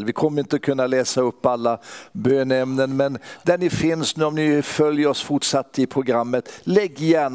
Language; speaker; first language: Swedish; native; Swedish